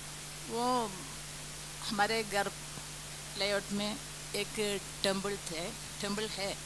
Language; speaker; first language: Hindi; non-native, local second language; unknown